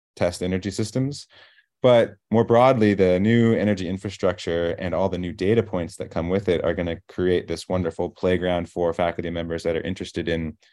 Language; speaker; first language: English; native; English